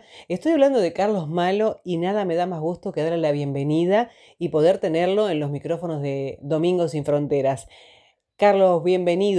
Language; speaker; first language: Spanish; native; Spanish